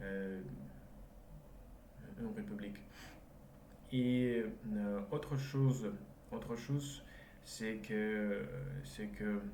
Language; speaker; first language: French; non-native, learner; Russian